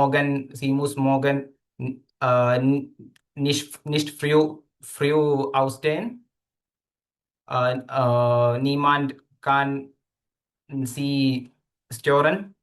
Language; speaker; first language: German; non-native, learner; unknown